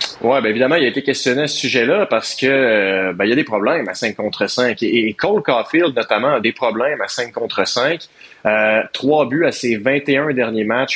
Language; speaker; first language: French; native; French